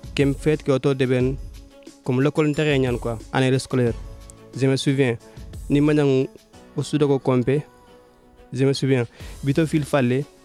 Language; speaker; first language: French; non-native, local second language; Soninke